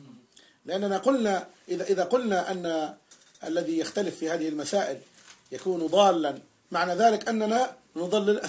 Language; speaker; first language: Arabic; native; Arabic